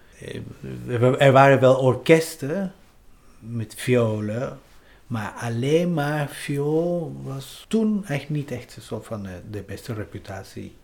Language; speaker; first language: Dutch; non-native, fluent; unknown